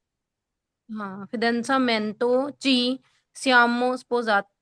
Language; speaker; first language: Italian; non-native, learner; Punjabi